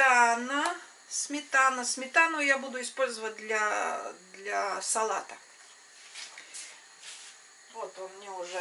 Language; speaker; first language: Russian; non-native, local second language; Latvian